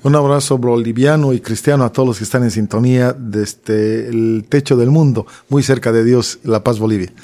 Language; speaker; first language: Spanish; native; Spanish